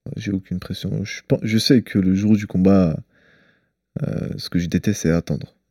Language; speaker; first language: French; early bilingual, other home language; Chechen